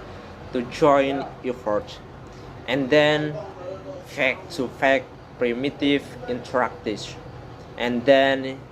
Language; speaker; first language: English; non-native, learner; Indonesian